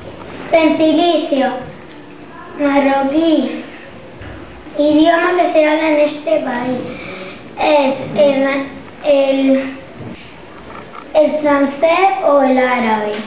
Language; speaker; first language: Spanish; early bilingual, other home language; Arabic